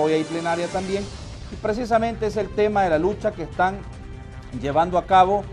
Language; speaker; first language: Spanish; native; Spanish